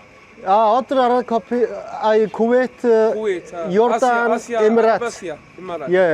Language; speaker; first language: English; non-native, learner; Mongolian